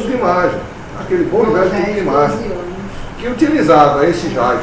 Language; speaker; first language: Portuguese; native; Portuguese